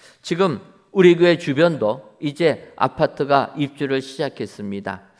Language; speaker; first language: Korean; native; Korean